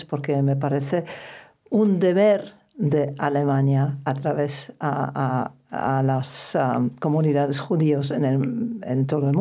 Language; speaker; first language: Spanish; non-native, fluent; German